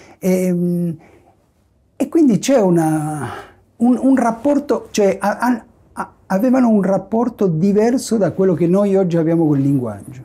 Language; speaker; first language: Italian; non-native, fluent; Spanish